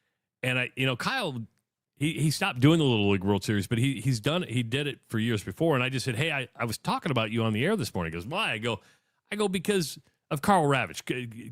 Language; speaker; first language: English; native; English